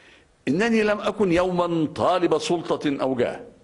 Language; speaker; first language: Arabic; native; Arabic